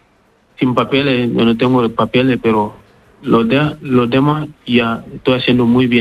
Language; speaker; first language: Spanish; non-native, learner; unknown